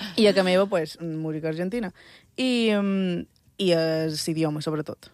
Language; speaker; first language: Catalan; early bilingual, other home language; Spanish